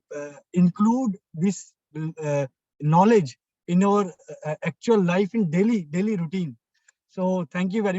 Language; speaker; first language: English; non-native, local second language; Hindi